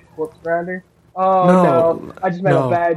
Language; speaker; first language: English; native; English